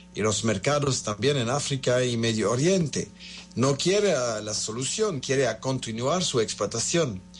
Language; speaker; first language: Spanish; non-native, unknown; French